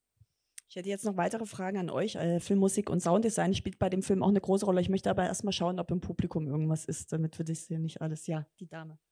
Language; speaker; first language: German; native; German